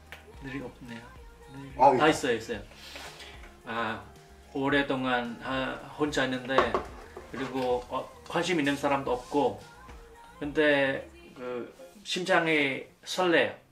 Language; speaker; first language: Korean; non-native, learner; Vietnamese